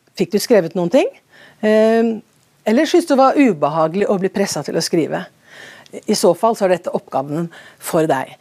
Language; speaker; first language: Norwegian; native; Norwegian